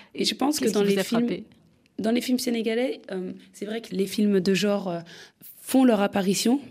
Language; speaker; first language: French; native; French